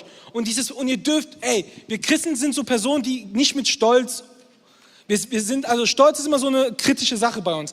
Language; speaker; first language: German; native; German